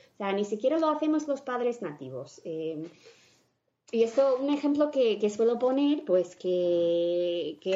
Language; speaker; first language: Spanish; non-native, fluent; English